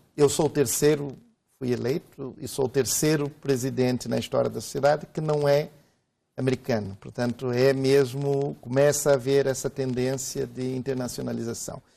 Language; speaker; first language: Portuguese; native; Portuguese